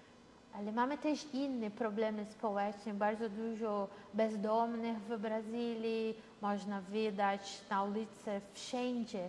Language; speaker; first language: Polish; early bilingual, heritage; Portuguese